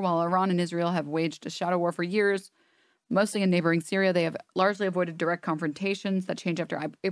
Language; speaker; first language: English; native; English